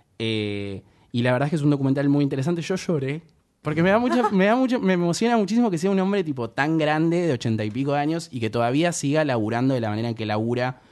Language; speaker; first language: Spanish; native; Spanish